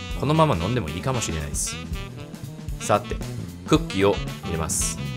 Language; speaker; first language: Japanese; non-native, fluent; English